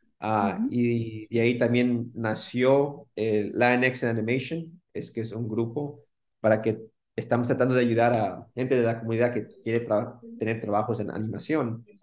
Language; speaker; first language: Spanish; early bilingual, heritage; Spanish